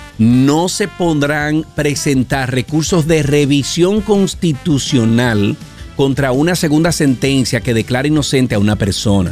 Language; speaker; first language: Spanish; native; Spanish